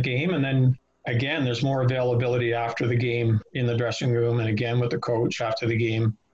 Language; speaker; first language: English; native; English